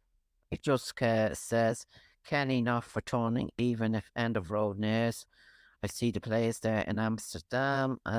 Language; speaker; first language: English; native; English